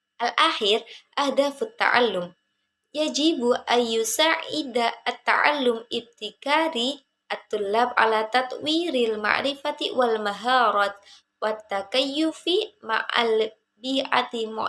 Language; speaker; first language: Arabic; non-native, learner; Indonesian